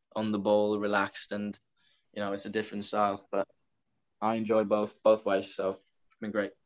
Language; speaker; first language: English; non-native, fluent; Norwegian